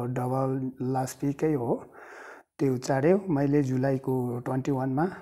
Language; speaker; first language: Nepali; non-native, local second language; Sherpa